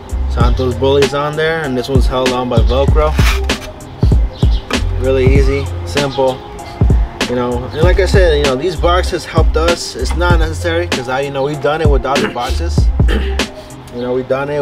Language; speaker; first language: English; early bilingual, other home language; Spanish